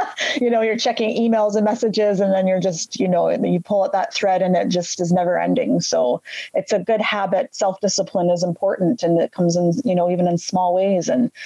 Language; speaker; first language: English; native; English